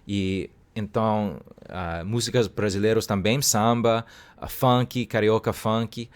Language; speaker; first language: Portuguese; non-native, learner; Cantonese